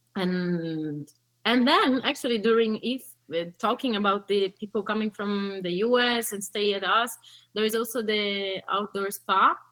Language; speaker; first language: English; early bilingual, other home language; Portuguese